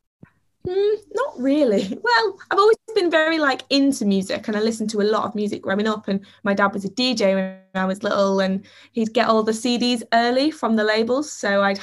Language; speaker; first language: English; native; English